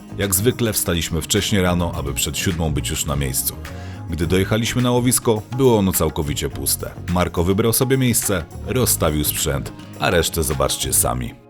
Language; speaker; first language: Polish; native; Polish